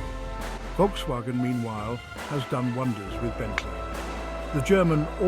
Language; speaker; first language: English; native; English